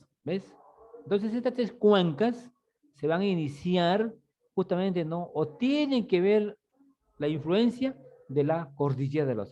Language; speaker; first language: Spanish; native; Spanish